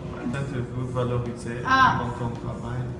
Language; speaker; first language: French; non-native, learner; Portuguese